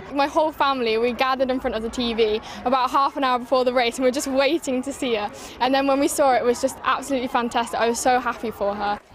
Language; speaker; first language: English; native; English